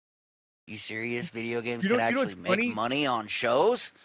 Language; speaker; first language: English; native; English